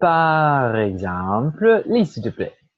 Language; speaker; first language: French; non-native, fluent; Portuguese